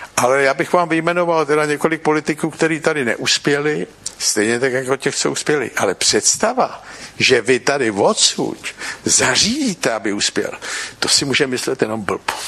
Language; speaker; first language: Czech; native; Czech